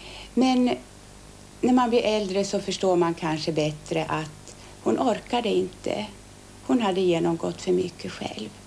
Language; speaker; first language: Swedish; early bilingual, other home language; Finnish